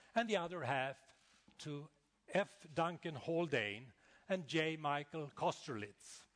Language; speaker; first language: English; non-native, fluent; Swedish